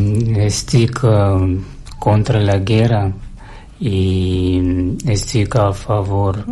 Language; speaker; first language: Catalan; non-native, learner; Russian